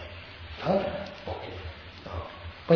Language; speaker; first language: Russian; non-native, learner; Tibetan